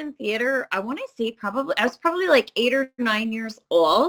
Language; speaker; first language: English; native; English